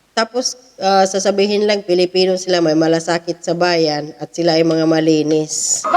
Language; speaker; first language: Filipino; non-native, local second language; Cebuano